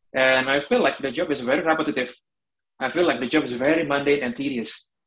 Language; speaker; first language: English; non-native, fluent; Indonesian